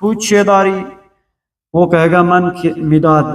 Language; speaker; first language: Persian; non-native, fluent; Urdu